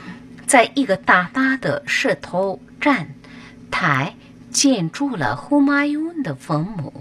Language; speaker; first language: Chinese; non-native, fluent; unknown